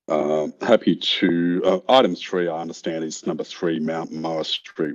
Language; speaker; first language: English; native; English